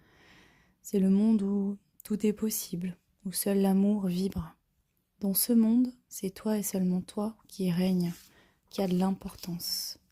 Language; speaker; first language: French; native; French